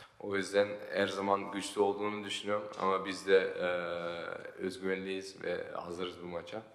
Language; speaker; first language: Turkish; early bilingual, heritage; Turkish